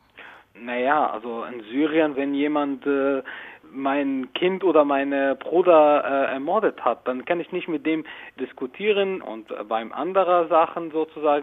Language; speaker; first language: German; non-native, learner; Arabic